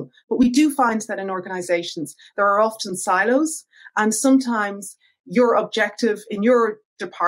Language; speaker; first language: English; native; English